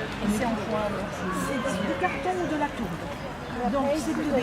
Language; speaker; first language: French; native; French